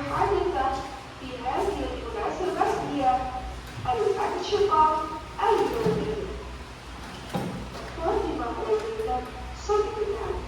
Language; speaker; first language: Arabic; non-native, learner; Indonesian